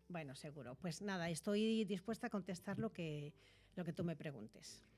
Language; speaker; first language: Spanish; native; Spanish